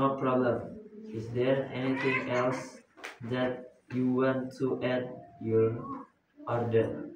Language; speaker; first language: English; non-native, learner; Indonesian